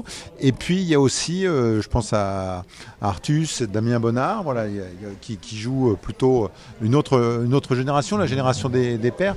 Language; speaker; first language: French; native; French